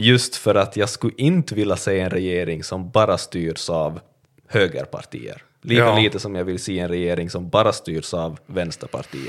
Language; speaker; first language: Swedish; native; Swedish